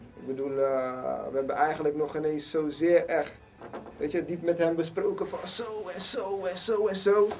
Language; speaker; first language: Dutch; native; Dutch